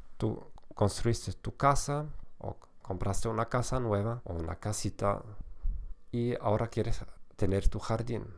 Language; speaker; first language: Spanish; non-native, fluent; German